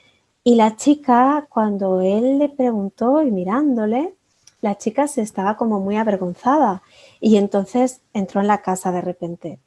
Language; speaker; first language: Spanish; native; Spanish